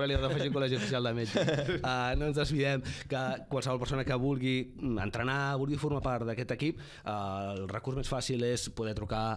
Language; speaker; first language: Catalan; native; Catalan